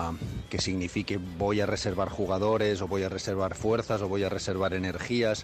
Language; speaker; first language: Spanish; native; Spanish